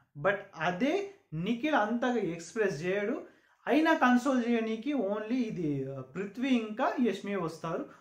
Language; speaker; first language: Telugu; non-native, local second language; Urdu